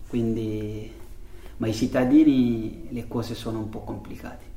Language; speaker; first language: Italian; non-native, learner; Fula